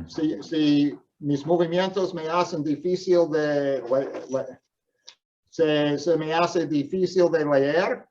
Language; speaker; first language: Spanish; non-native, fluent; English